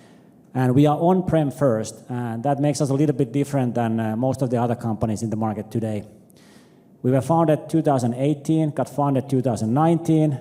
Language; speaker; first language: English; non-native, fluent; Finnish